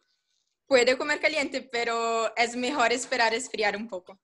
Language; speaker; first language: Spanish; non-native, fluent; Portuguese